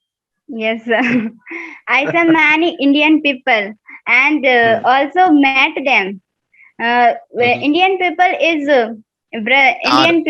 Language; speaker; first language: English; non-native, learner; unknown